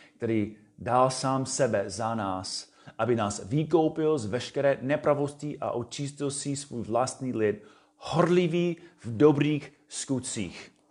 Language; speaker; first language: Czech; non-native, fluent; English